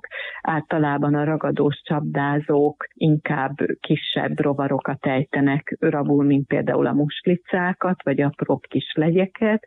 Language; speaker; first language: Hungarian; native; Hungarian